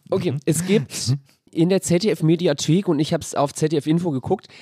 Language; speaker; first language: German; native; German